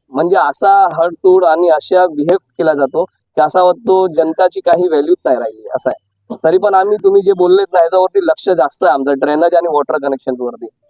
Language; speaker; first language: Marathi; non-native, local second language; Hindi